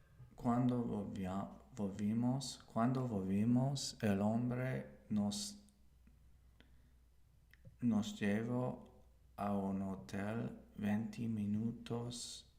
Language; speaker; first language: Spanish; non-native, learner; English